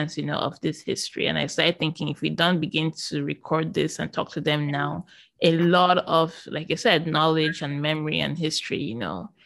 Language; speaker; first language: English; native; English